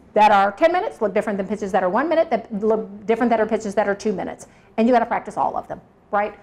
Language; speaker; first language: English; native; English